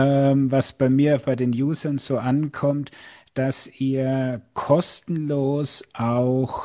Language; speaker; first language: German; native; German